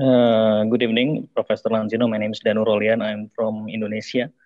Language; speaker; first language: English; non-native, fluent; Indonesian